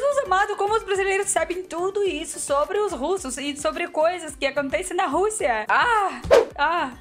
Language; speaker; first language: Portuguese; non-native, learner; Russian